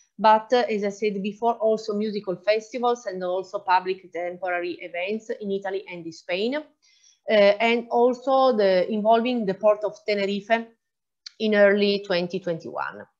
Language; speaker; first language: English; non-native, fluent; Italian